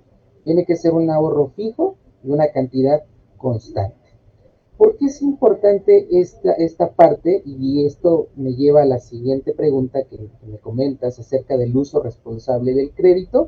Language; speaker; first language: Spanish; native; Spanish